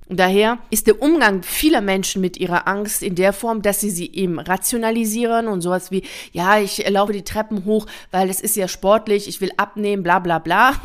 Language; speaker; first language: German; early bilingual, other home language; Persian